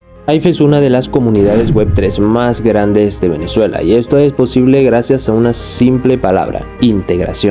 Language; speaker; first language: Spanish; native; Spanish